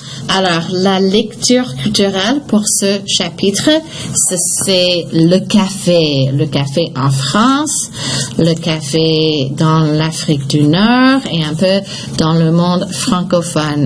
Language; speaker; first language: French; non-native, fluent; English